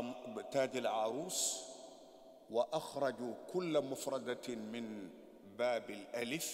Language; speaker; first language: Arabic; non-native, fluent; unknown